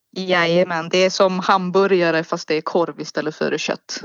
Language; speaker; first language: Swedish; native; Swedish